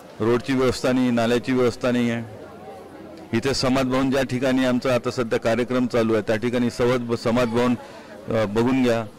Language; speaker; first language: Marathi; native; Marathi